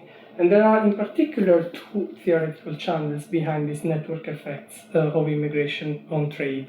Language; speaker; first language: English; non-native, fluent; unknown